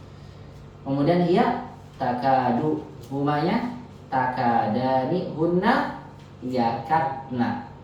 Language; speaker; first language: Arabic; non-native, fluent; Indonesian